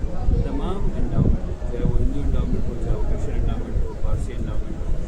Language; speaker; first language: Urdu; native; Urdu